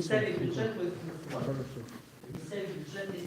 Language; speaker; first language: Ukrainian; native; Ukrainian